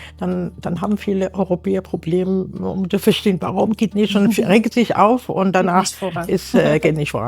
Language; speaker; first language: German; non-native, learner; Arabic